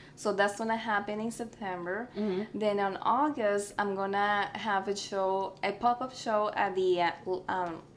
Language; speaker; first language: English; early bilingual, other home language; Spanish